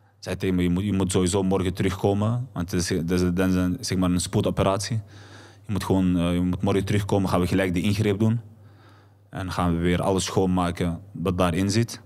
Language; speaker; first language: Dutch; early bilingual, other home language; Arabic